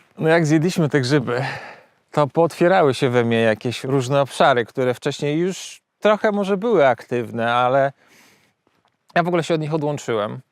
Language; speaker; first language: Polish; native; Polish